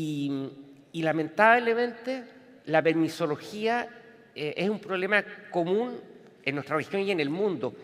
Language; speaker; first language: Spanish; native; Spanish